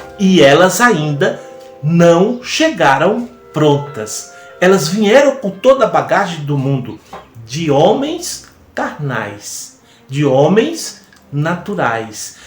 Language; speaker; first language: Portuguese; native; Portuguese